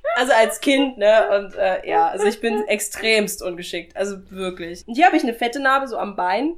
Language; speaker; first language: German; native; German